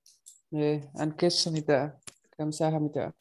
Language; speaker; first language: Korean; non-native, learner; Vietnamese